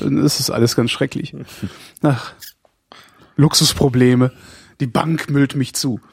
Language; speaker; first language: German; native; German